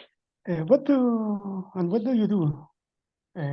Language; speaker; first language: English; non-native, learner; Spanish